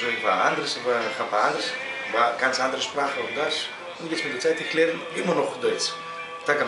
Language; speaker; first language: German; non-native, learner; Greek